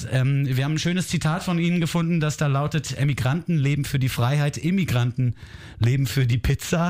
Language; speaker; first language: German; native; German